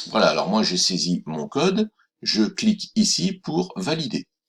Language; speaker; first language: French; native; French